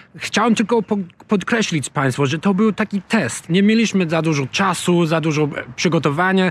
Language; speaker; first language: Polish; non-native, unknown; English